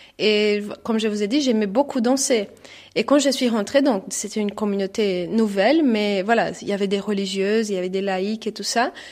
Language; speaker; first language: French; non-native, fluent; Portuguese